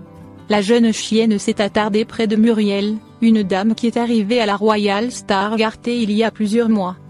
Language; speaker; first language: French; native; French